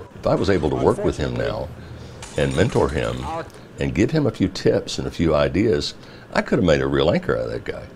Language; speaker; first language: English; native; English